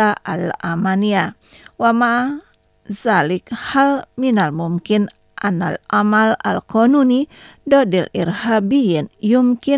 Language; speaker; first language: Arabic; non-native, fluent; Indonesian